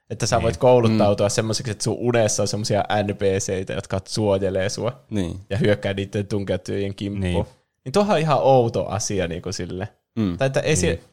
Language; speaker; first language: Finnish; native; Finnish